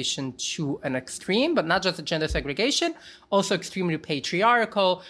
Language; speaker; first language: English; early bilingual, other home language; Yiddish